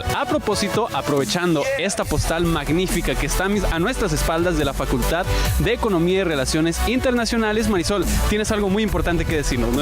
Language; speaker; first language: Spanish; native; Spanish